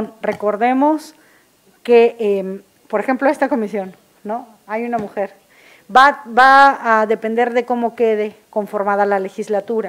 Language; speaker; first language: Spanish; native; Spanish